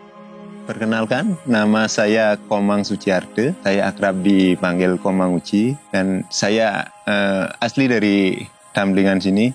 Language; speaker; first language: Indonesian; non-native, local second language; Balinese